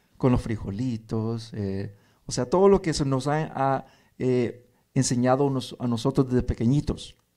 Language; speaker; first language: Spanish; early bilingual, heritage; Spanish